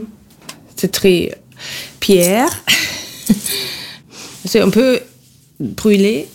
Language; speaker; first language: French; non-native, fluent; German